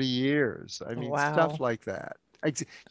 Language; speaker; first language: English; native; English